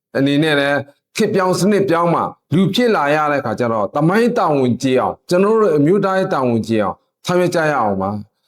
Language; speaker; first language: Burmese; non-native, local second language; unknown